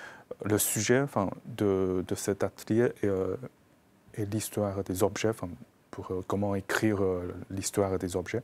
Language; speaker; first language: French; non-native, fluent; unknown